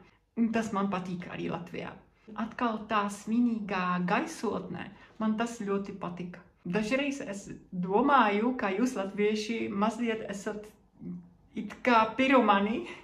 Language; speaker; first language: Latvian; non-native, fluent; Czech